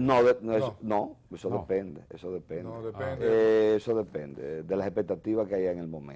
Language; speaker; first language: Spanish; native; Spanish